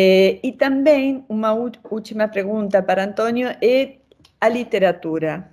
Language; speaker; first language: Portuguese; non-native, fluent; Spanish